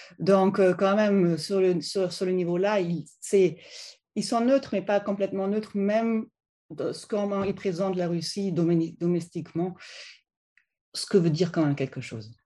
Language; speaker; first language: French; non-native, fluent; German